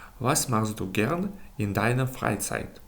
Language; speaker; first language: German; non-native, fluent; Ukrainian